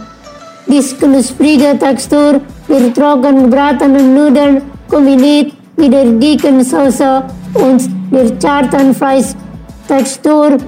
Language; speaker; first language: German; non-native, fluent; Indonesian